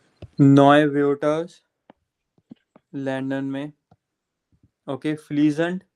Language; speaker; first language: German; non-native, fluent; Hindi